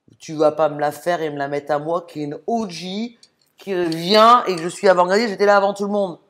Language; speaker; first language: French; native; French